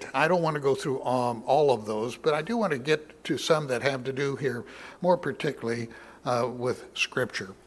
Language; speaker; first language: English; native; English